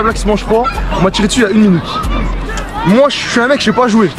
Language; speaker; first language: French; native; French